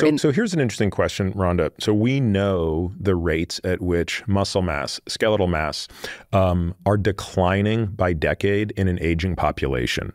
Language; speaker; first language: English; native; English